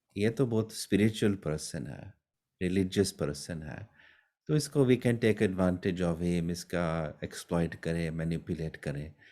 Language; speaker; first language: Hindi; early bilingual, heritage; Hindi